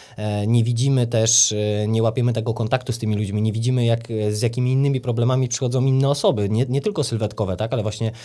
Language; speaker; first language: Polish; native; Polish